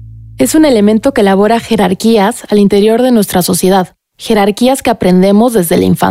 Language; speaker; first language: Spanish; native; Spanish